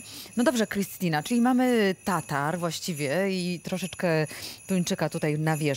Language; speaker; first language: Polish; native; Polish